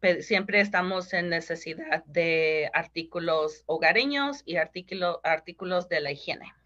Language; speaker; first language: Spanish; early bilingual, heritage; Spanish